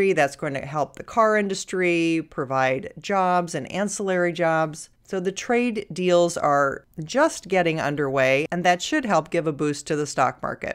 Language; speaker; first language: English; native; English